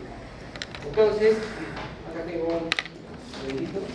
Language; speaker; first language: Spanish; native; Spanish